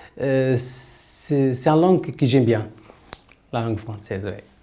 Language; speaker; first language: French; non-native, learner; Arabic